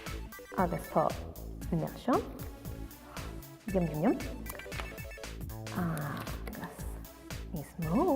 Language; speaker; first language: Irish; non-native, local second language; English